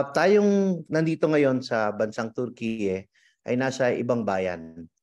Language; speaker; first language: Filipino; native; Filipino